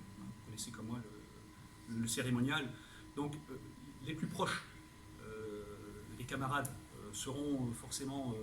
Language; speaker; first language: French; native; French